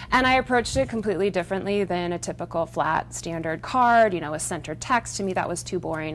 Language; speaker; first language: English; native; English